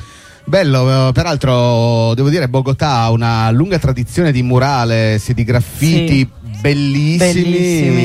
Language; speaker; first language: Italian; native; Italian